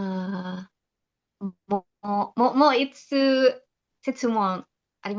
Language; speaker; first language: Japanese; non-native, learner; Indonesian